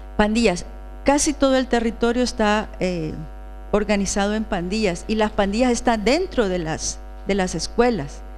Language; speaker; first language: Spanish; native; Spanish